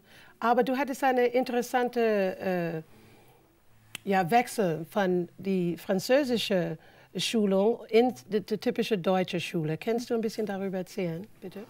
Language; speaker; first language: German; non-native, fluent; English